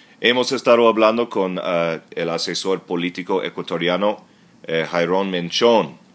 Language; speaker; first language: Spanish; non-native, fluent; English